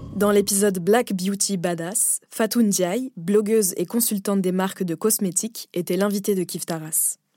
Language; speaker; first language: French; early bilingual, other home language; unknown